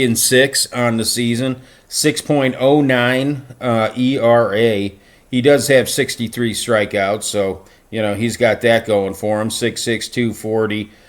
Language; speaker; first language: English; native; English